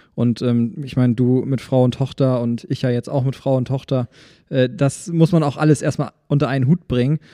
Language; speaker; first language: German; native; German